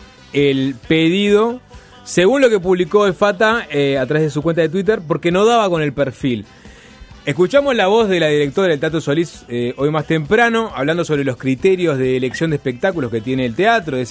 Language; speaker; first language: Spanish; native; Spanish